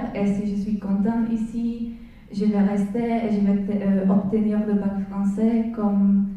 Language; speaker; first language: French; non-native, fluent; Czech